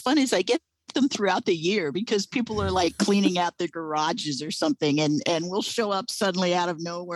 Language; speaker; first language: English; native; English